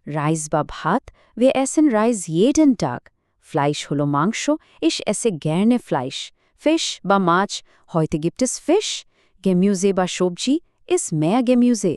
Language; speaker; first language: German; non-native, fluent; Bangla